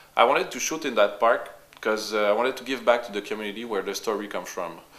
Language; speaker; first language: English; native; English